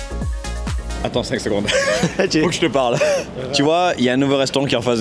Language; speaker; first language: French; native; French